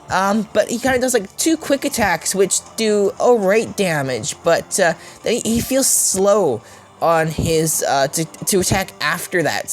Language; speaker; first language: English; native; English